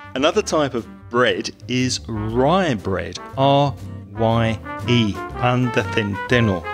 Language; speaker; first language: English; native; English